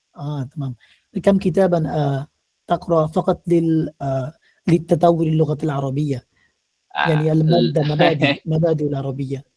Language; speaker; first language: Arabic; non-native, learner; Bangla